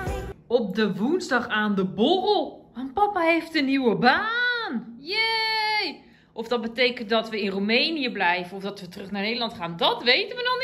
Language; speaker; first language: Dutch; native; Dutch